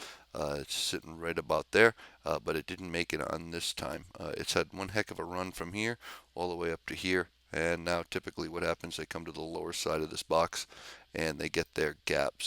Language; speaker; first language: English; native; English